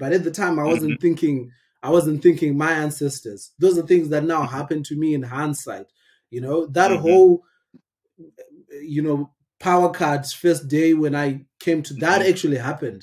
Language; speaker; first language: English; non-native, local second language; Shona